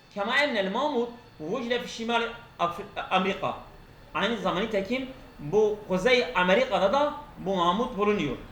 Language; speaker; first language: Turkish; non-native, local second language; Kurdish